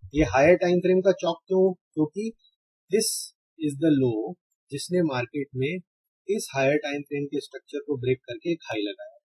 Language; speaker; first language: Hindi; native; Hindi